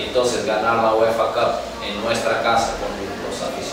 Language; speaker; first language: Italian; non-native, learner; Portuguese